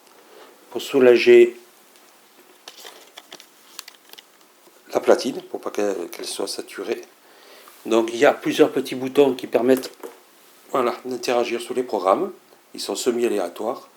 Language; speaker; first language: French; native; French